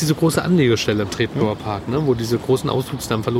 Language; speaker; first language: German; native; German